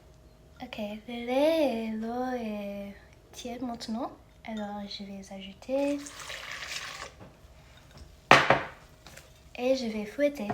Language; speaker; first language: French; non-native, fluent; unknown